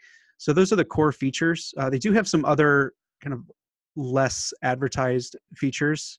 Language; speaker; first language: English; native; English